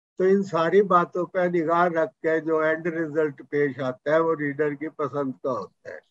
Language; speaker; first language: Hindi; non-native, local second language; Punjabi